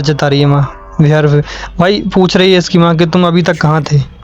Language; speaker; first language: Hindi; native; Hindi